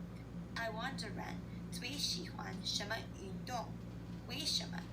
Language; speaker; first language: Chinese; non-native, learner; English